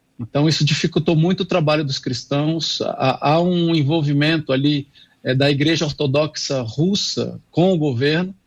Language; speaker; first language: Portuguese; non-native, fluent; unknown